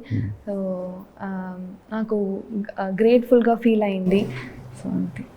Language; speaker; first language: Telugu; non-native, learner; Tamil